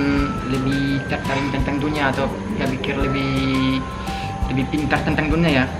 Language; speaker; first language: Indonesian; non-native, fluent; French